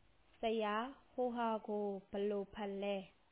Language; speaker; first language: Korean; non-native, local second language; Burmese